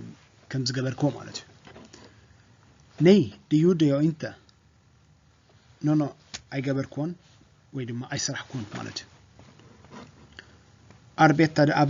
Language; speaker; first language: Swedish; non-native, fluent; Tigrinya